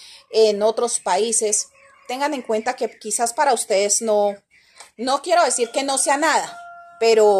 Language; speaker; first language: Spanish; native; Spanish